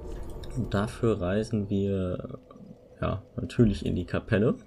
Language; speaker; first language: German; native; German